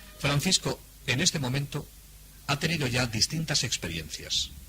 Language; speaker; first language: Spanish; native; Spanish